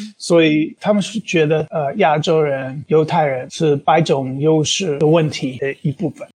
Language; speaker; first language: Chinese; non-native, fluent; English